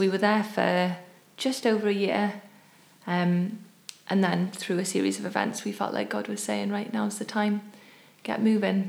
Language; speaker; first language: English; native; English